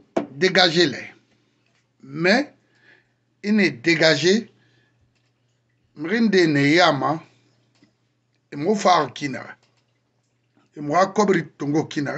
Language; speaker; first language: French; non-native, local second language; Susu